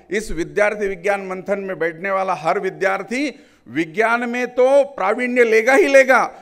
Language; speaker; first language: Hindi; non-native, local second language; Marathi